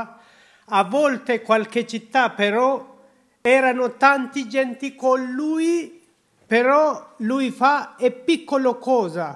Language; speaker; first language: Italian; non-native, learner; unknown